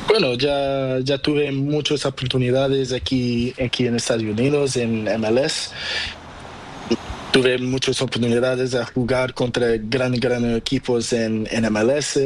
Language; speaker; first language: Spanish; non-native, learner; Portuguese